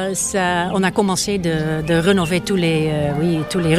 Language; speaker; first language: French; non-native, fluent; Dutch